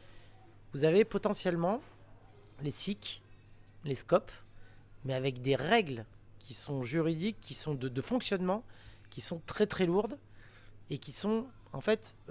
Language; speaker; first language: French; native; French